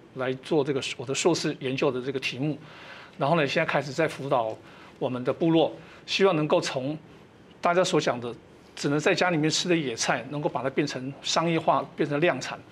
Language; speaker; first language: Chinese; native; Chinese